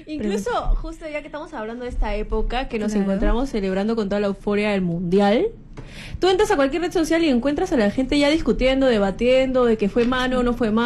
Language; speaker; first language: Spanish; native; Spanish